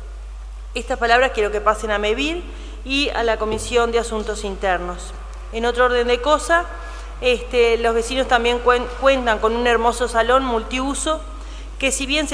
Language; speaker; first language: Spanish; native; Spanish